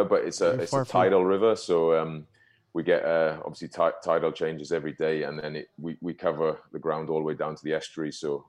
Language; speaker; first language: English; native; English